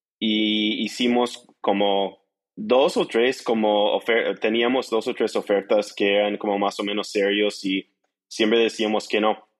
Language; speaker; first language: Spanish; non-native, fluent; English